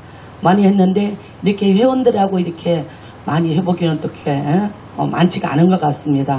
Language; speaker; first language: Korean; native; Korean